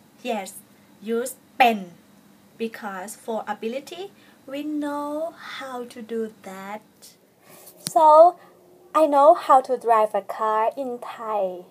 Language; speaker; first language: English; non-native, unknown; Thai